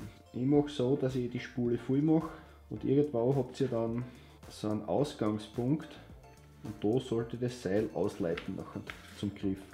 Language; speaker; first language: German; native; German